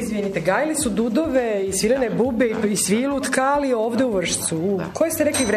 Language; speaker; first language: Serbian; native; Serbian